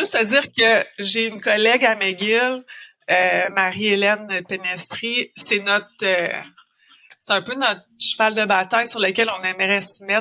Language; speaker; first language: French; native; French